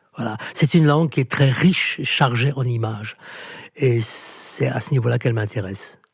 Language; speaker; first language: French; non-native, local second language; Swiss German